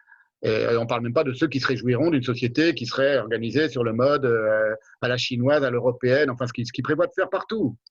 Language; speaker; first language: French; native; French